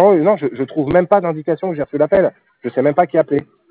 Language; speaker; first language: French; native; French